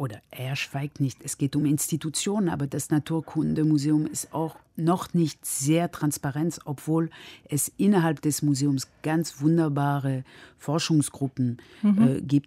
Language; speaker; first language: German; non-native, fluent; French